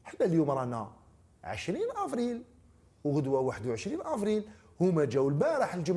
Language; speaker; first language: Arabic; native; Arabic